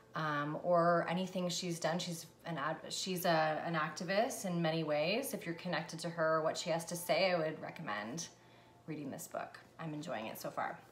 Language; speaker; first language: English; native; English